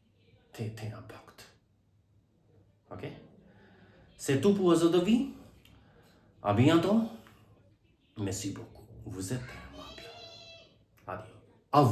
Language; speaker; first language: French; non-native, learner; Hindi